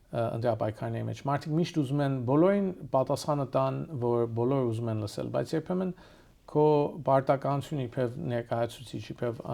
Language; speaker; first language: Armenian; early bilingual, heritage; Armenian